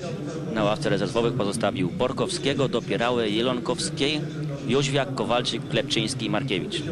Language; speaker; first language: Polish; native; Polish